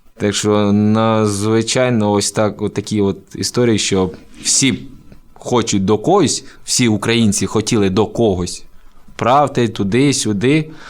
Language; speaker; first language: Ukrainian; native; Ukrainian